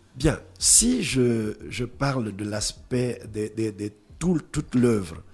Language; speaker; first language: French; non-native, local second language; Lingala